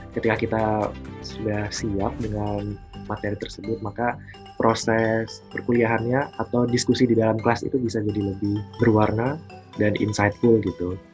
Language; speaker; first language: Indonesian; native; Indonesian